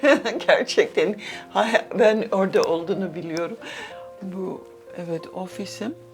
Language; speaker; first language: Turkish; non-native, fluent; English